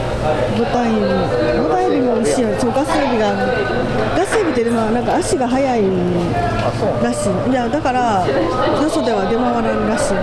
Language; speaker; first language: Japanese; native; Japanese